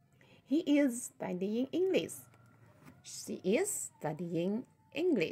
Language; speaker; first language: English; non-native, learner; Indonesian